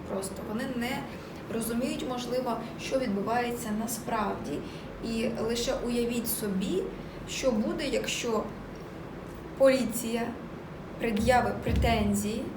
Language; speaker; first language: Ukrainian; native; Ukrainian